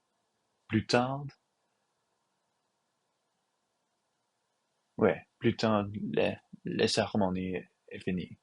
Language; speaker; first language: French; non-native, learner; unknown